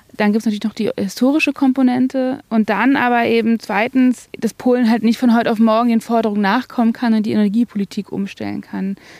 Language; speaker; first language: German; native; German